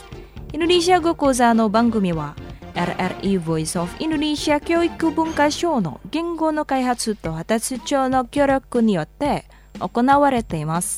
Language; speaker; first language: Japanese; non-native, fluent; Indonesian